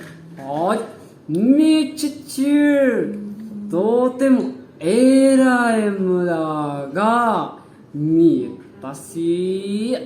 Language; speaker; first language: Japanese; non-native, learner; Balinese